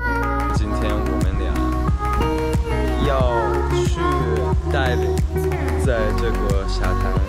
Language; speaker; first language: Chinese; non-native, fluent; English